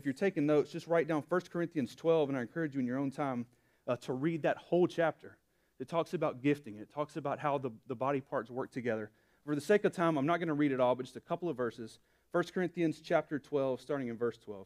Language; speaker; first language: English; native; English